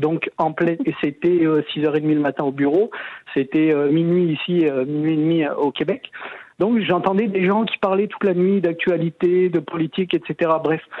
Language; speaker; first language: French; native; French